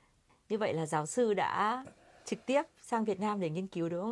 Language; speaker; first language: Vietnamese; native; Vietnamese